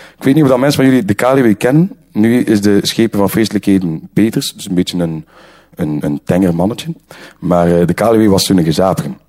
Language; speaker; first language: Dutch; native; Dutch